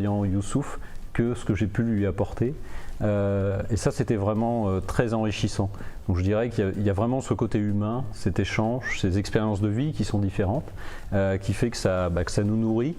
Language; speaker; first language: French; native; French